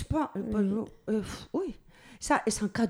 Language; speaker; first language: French; non-native, learner; Spanish